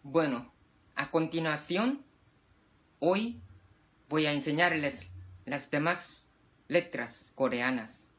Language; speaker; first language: Spanish; non-native, fluent; Korean